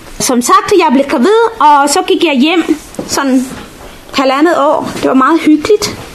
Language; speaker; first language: Danish; non-native, fluent; Tamil